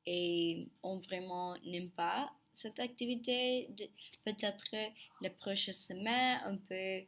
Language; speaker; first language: French; non-native, learner; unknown